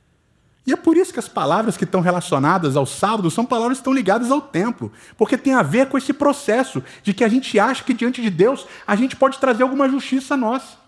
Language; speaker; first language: Portuguese; native; Portuguese